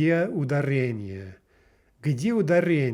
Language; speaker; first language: Russian; non-native, fluent; English